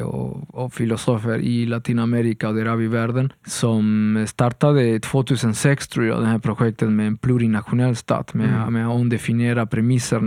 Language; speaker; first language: Swedish; non-native, fluent; Spanish